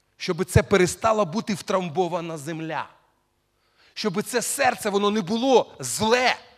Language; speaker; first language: Ukrainian; non-native, local second language; Russian